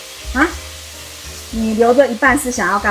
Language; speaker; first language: Chinese; native; Chinese